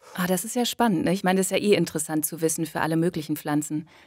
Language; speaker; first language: German; native; German